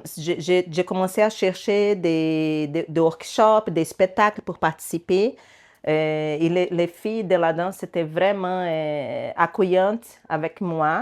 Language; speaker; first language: French; non-native, learner; Portuguese